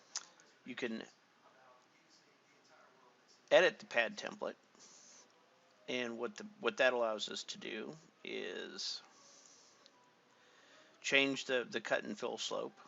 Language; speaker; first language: English; native; English